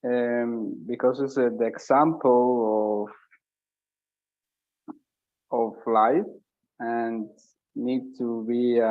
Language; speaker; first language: English; non-native, learner; Spanish